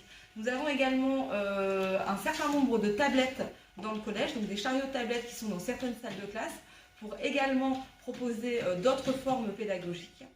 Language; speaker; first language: French; native; French